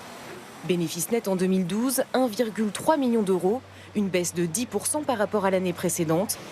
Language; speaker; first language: French; native; French